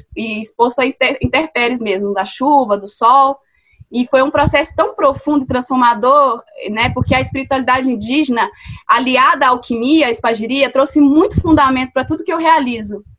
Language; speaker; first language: Portuguese; native; Portuguese